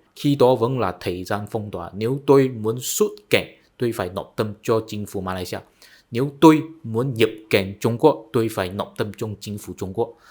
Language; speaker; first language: Vietnamese; non-native, fluent; Chinese